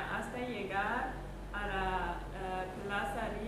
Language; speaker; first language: Spanish; non-native, learner; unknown